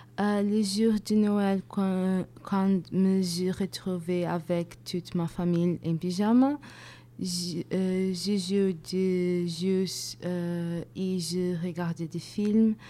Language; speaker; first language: French; non-native, learner; Portuguese